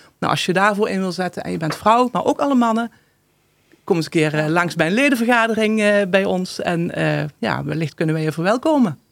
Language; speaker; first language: Dutch; native; Dutch